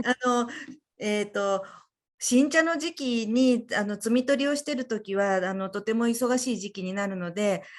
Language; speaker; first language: Japanese; native; Japanese